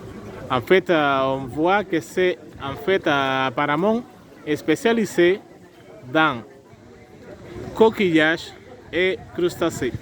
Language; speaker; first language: French; non-native, fluent; Spanish